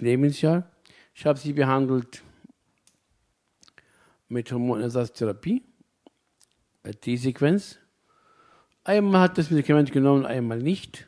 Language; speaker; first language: German; non-native, fluent; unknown